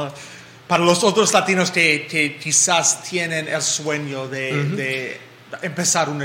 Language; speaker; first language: Spanish; non-native, fluent; English